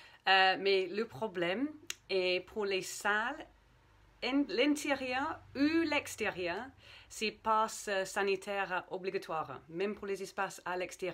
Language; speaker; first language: French; non-native, fluent; English